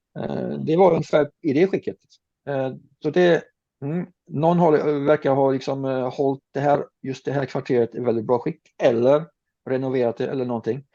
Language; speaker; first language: Swedish; native; Swedish